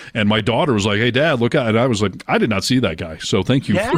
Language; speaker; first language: English; native; English